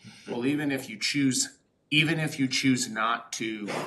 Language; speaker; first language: English; native; English